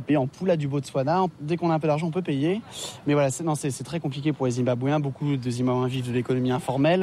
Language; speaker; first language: French; native; French